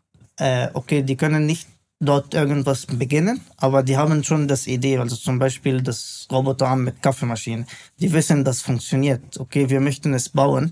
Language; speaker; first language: German; non-native, fluent; Arabic